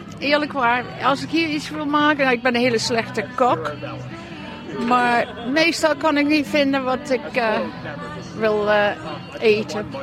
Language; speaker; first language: Dutch; native; Dutch